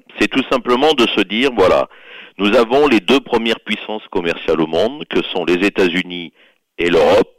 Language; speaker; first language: French; native; French